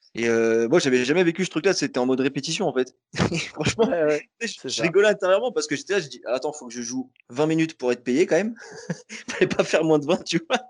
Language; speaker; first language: French; native; French